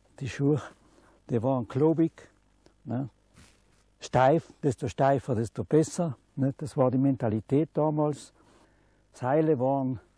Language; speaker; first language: German; non-native, local second language; Ladin